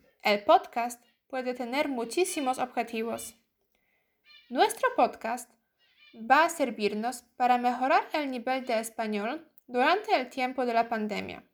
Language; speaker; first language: Spanish; non-native, learner; Polish